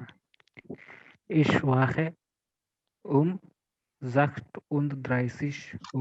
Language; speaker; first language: German; non-native, learner; Malayalam